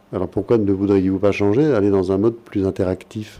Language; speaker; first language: French; native; French